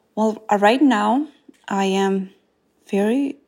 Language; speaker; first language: English; non-native, fluent; Macedonian